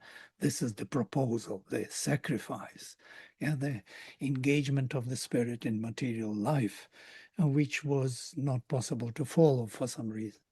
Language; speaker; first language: English; non-native, fluent; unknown